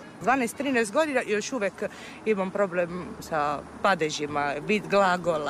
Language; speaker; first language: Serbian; non-native, fluent; Italian